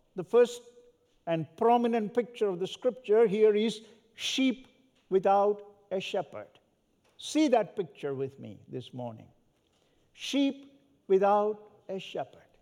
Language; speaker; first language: English; non-native, local second language; Malayalam